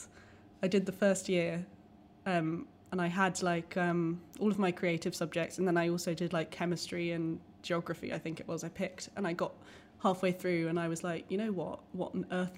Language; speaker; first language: English; native; English